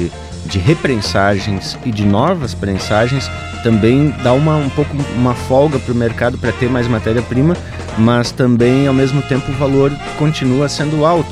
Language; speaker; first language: Portuguese; native; Portuguese